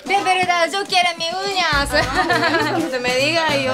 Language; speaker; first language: Spanish; non-native, learner; Japanese